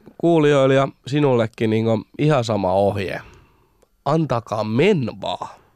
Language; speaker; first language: Finnish; early bilingual, other home language; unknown